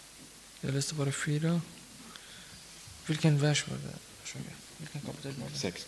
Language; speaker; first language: Swedish; non-native, learner; Persian